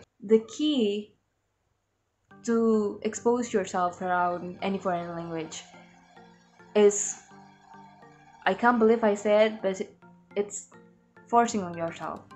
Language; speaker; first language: English; non-native, learner; Indonesian